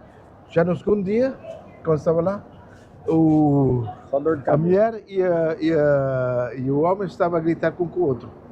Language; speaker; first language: Portuguese; non-native, learner; German